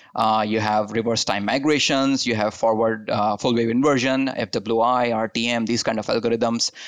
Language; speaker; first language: English; non-native, local second language; Hindi